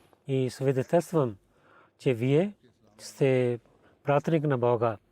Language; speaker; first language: Bulgarian; non-native, learner; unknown